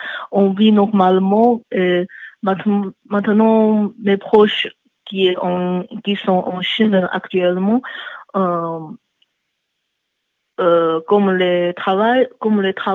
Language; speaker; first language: French; non-native, learner; Chinese